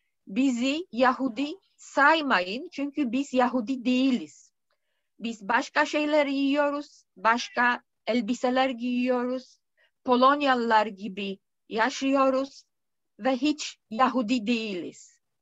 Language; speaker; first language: Turkish; non-native, fluent; Polish